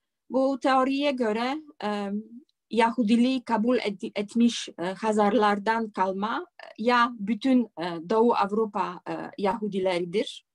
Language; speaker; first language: Turkish; non-native, fluent; Polish